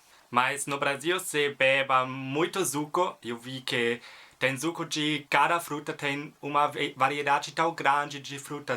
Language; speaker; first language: Portuguese; non-native, fluent; German